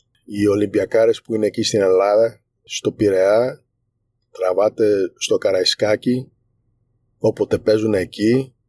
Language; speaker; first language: Greek; early bilingual, other home language; English